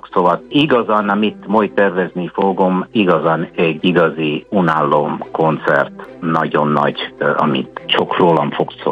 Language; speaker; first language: Hungarian; non-native, fluent; Italian